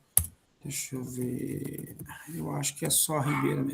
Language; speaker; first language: Portuguese; native; Portuguese